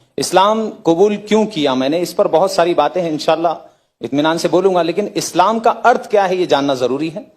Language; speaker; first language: Hindi; native; Hindi